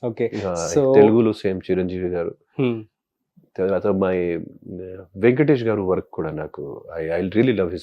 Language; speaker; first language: Telugu; non-native, local second language; Hindi